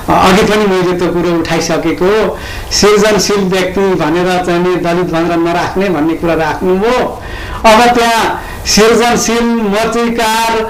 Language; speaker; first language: Nepali; native; Nepali